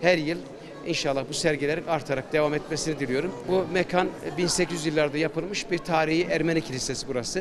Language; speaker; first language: Turkish; native; Turkish